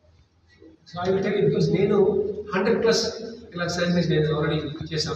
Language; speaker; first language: Telugu; non-native, learner; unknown